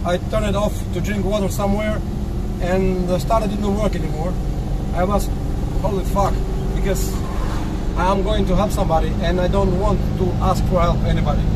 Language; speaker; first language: English; non-native, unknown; Albanian